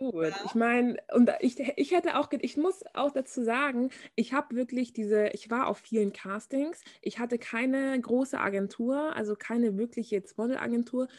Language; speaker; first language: German; native; German